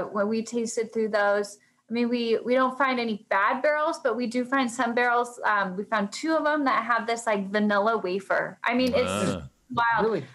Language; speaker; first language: English; native; English